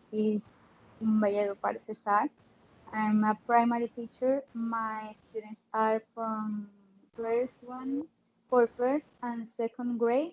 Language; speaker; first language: English; non-native, learner; Spanish